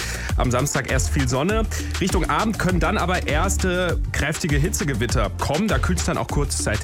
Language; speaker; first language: German; native; German